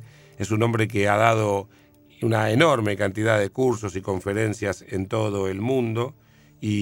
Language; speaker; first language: Spanish; native; Spanish